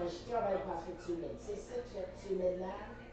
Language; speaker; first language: French; non-native, learner; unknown